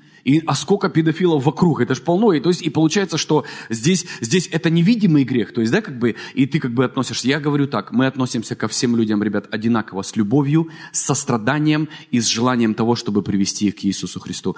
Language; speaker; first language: Russian; native; Russian